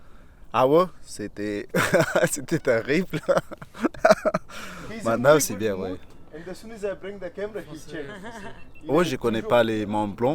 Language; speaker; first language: French; non-native, learner; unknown